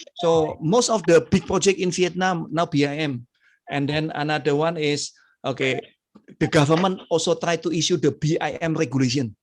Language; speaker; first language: English; non-native, fluent; Indonesian